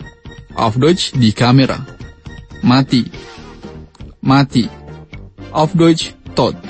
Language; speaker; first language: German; non-native, fluent; Indonesian